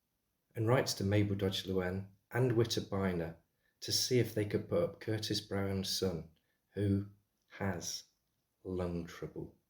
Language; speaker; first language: English; native; English